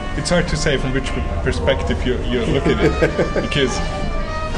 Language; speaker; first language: English; non-native, fluent; German